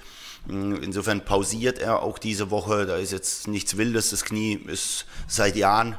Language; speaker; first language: German; native; German